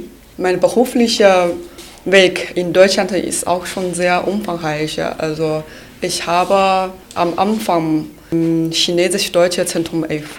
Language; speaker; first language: German; non-native, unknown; Chinese